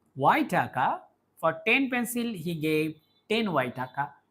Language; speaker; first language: English; non-native, local second language; Bangla